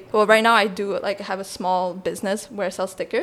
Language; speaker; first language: English; non-native, local second language; Chinese